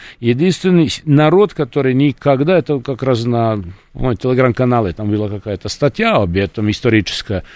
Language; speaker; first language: Russian; non-native, fluent; Serbian